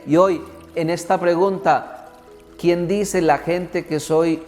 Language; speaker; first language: Spanish; native; Spanish